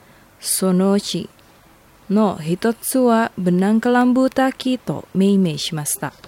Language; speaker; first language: Japanese; non-native, fluent; Indonesian